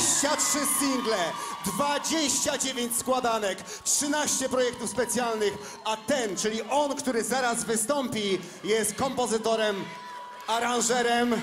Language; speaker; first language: Polish; native; Polish